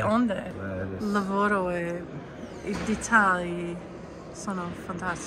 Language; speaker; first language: Italian; non-native, learner; English